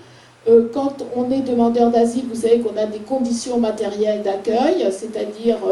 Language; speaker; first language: French; native; French